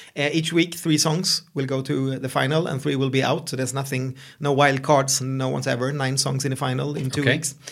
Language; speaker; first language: English; non-native, fluent; Swedish